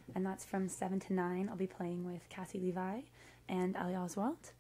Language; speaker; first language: English; native; English